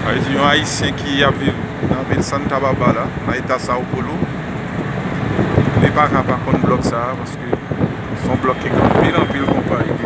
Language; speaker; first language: French; non-native, learner; Haitian Creole